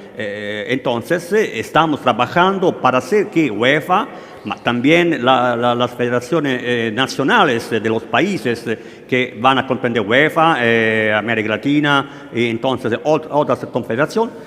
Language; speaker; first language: Spanish; non-native, learner; Italian